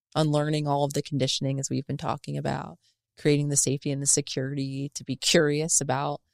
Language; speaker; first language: English; native; English